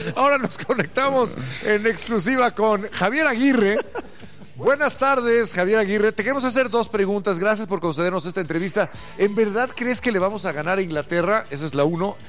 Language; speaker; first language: Spanish; native; Spanish